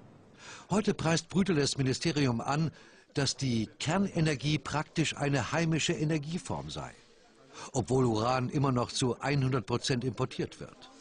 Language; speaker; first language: German; native; German